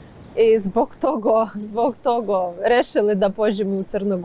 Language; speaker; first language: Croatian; non-native, learner; Ukrainian